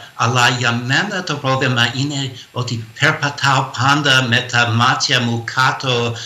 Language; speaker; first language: Greek; non-native, fluent; English